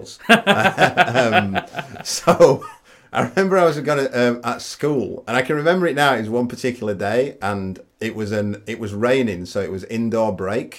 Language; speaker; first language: English; native; English